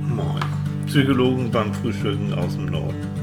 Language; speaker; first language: German; native; German